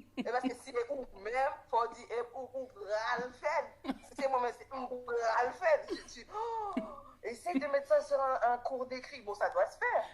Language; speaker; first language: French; non-native, local second language; Haitian Creole